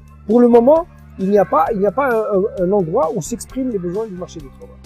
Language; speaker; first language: French; non-native, local second language; Arabic